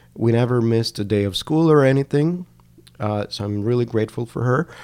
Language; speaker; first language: English; non-native, fluent; Spanish